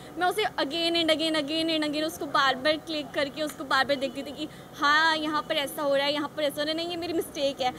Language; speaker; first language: Hindi; native; Hindi